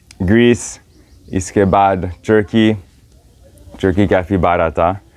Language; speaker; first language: Hindi; non-native, learner; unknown